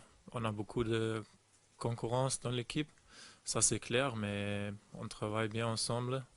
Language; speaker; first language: French; non-native, fluent; German